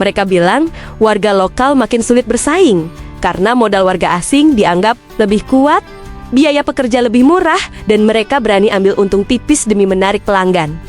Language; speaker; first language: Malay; non-native, local second language; Indonesian